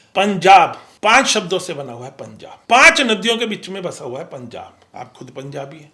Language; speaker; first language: Hindi; non-native, local second language; Punjabi